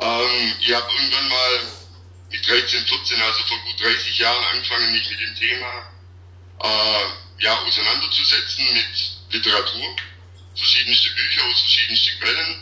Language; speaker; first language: German; native; German